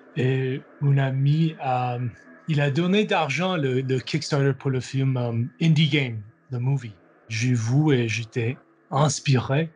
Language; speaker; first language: French; non-native, learner; English